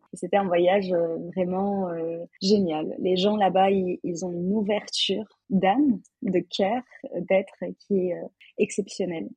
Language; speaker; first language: French; non-native, local second language; Arabic